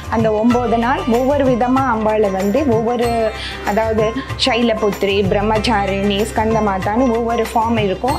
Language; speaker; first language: Tamil; non-native, local second language; Gujarati